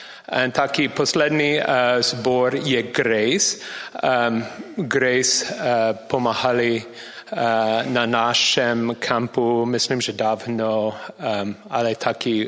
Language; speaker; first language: Czech; non-native, learner; English